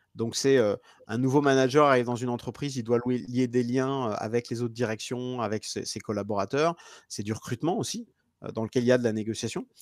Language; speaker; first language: French; native; French